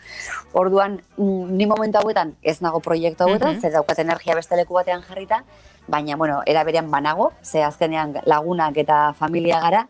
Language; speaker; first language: Basque; native; Basque